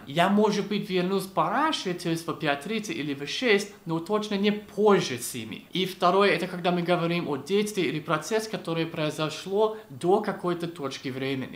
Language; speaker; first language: Russian; non-native, fluent; English